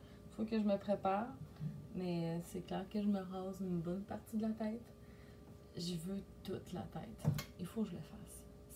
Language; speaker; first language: French; native; French